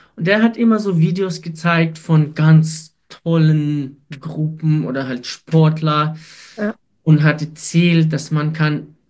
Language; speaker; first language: German; non-native, fluent; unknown